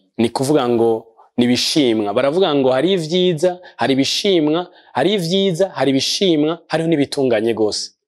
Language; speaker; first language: Rundi; native; Rundi